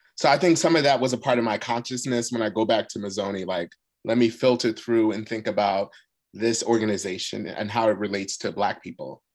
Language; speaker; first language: English; early bilingual, other home language; Arabic